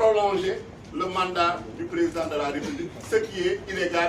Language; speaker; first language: French; non-native, local second language; Wolof